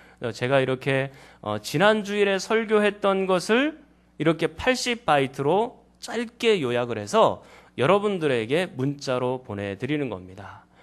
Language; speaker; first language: Korean; native; Korean